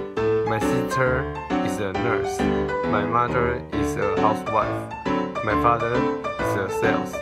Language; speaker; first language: English; non-native, learner; Chinese